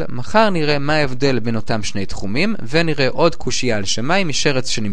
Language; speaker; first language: Hebrew; native; Hebrew